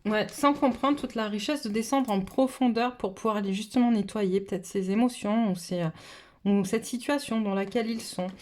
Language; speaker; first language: French; native; French